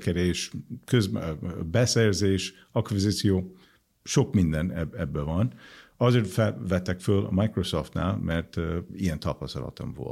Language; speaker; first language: Hungarian; non-native, fluent; English